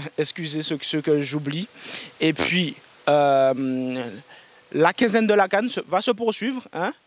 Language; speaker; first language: French; native; French